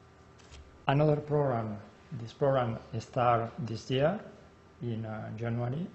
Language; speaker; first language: English; non-native, learner; Spanish